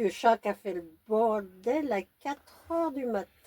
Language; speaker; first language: French; native; French